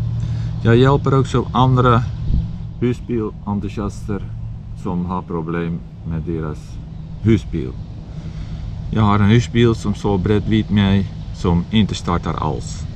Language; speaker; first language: Swedish; non-native, fluent; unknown